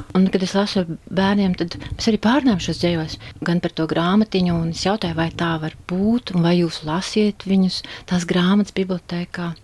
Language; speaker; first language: Latvian; native; Latvian